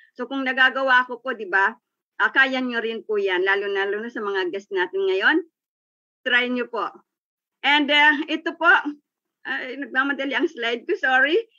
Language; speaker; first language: Filipino; native; Filipino